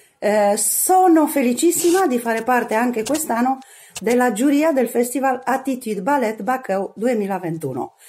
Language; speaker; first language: Italian; non-native, fluent; Romanian